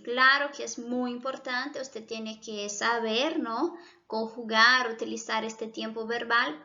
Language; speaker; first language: Spanish; non-native, fluent; Portuguese